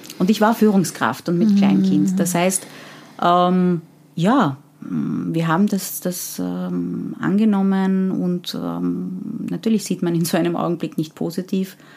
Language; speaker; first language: German; early bilingual, other home language; Persian